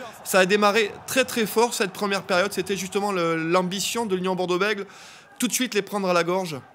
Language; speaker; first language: French; native; French